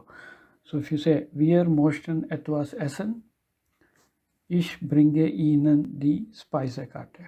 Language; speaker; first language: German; non-native, learner; Tamil